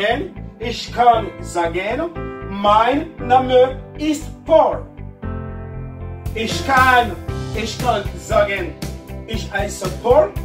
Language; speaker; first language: German; non-native, learner; French